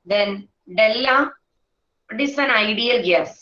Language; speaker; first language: English; non-native, local second language; Malayalam